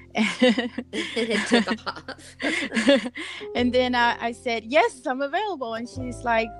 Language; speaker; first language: English; early bilingual, other home language; Spanish